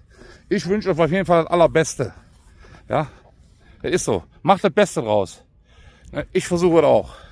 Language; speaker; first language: German; native; German